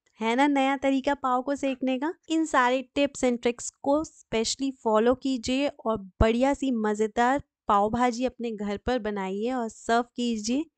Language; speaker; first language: Hindi; native; Hindi